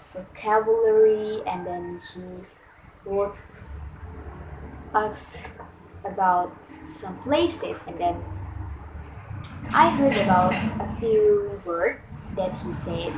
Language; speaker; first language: English; non-native, fluent; Indonesian